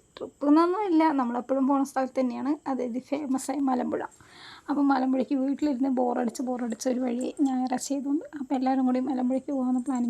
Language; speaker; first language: Malayalam; native; Malayalam